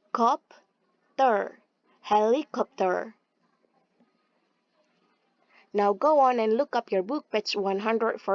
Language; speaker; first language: English; non-native, fluent; Indonesian